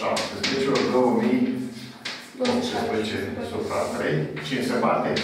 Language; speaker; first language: Romanian; native; Romanian